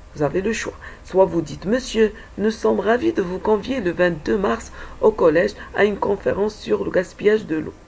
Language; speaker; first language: French; non-native, local second language; Arabic